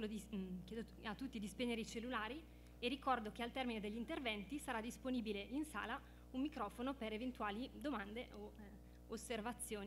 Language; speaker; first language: Italian; native; Italian